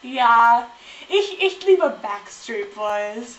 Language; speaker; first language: German; non-native, learner; English